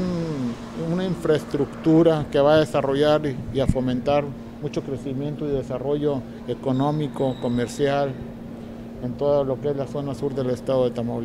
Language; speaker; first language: Spanish; native; Spanish